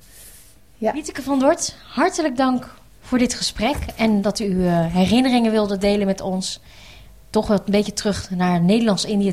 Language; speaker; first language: Dutch; native; Dutch